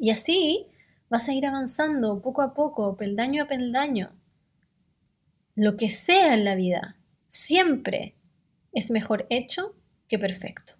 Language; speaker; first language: Spanish; native; Spanish